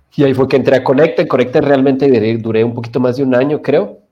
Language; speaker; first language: Spanish; native; Spanish